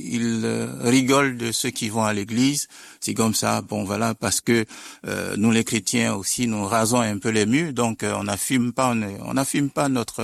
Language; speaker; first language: French; non-native, local second language; Baoulé